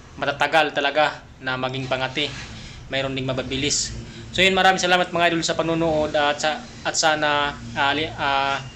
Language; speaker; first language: Filipino; non-native, local second language; Bikol